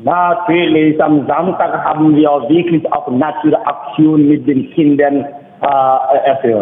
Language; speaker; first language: German; non-native, learner; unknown